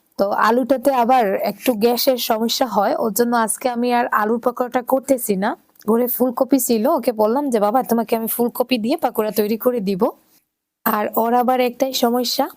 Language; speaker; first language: Bangla; non-native, local second language; Sylheti